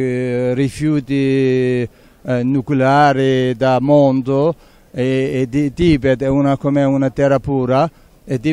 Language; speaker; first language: Italian; non-native, learner; Tibetan